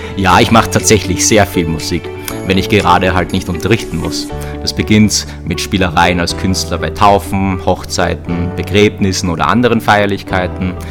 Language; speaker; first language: German; native; German